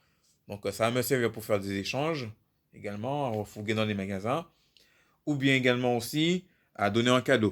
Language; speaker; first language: French; native; French